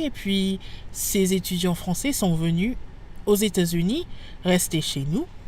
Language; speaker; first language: French; non-native, fluent; English